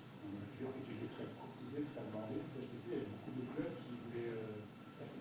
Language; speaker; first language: French; native; French